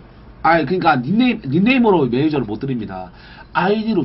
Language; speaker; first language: Korean; native; Korean